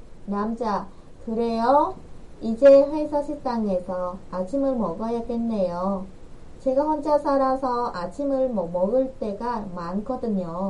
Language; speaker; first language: Korean; non-native, fluent; Vietnamese